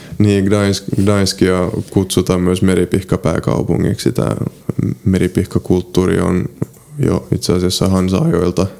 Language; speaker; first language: Finnish; early bilingual, other home language; Polish